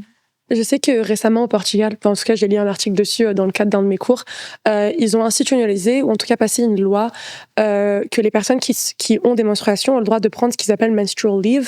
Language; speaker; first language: French; native; French